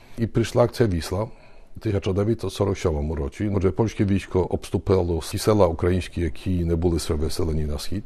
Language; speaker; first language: Ukrainian; early bilingual, heritage; Ukrainian